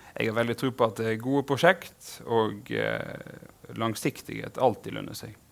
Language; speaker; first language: Norwegian; native; Norwegian